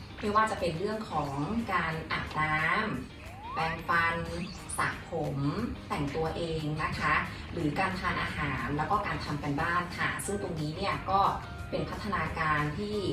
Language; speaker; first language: Thai; native; Thai